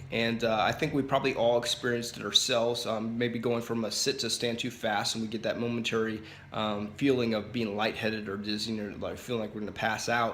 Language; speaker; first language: English; native; English